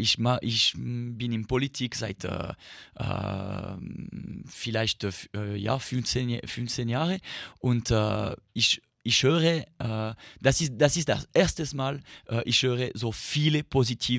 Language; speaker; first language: German; non-native, learner; French